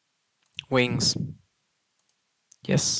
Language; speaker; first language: English; non-native, fluent; German